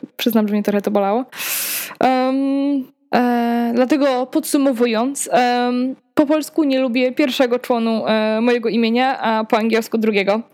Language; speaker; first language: Polish; early bilingual, heritage; Polish